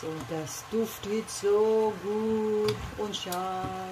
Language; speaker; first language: German; non-native, learner; Filipino